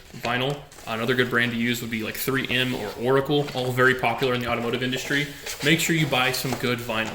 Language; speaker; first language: English; native; English